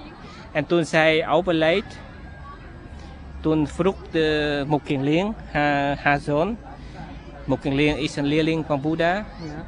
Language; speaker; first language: Dutch; non-native, learner; Vietnamese